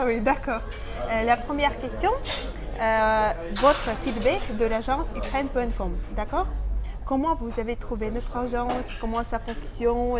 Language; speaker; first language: French; non-native, fluent; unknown